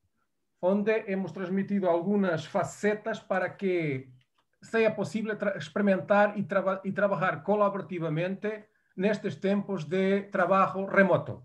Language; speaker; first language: Spanish; non-native, fluent; Portuguese